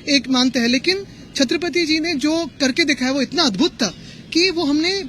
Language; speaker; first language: Hindi; non-native, local second language; Marathi